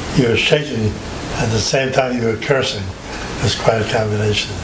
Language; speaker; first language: English; native; English